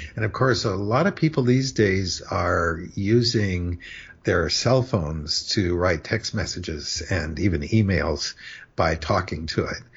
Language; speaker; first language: English; native; English